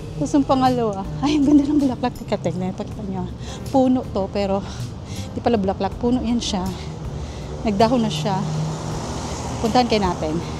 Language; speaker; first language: Filipino; native; Filipino